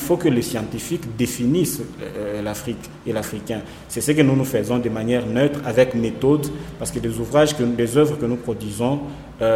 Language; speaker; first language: French; non-native, local second language; Swahili